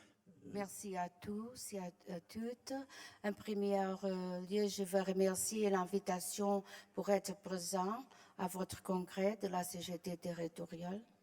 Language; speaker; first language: French; non-native, fluent; Portuguese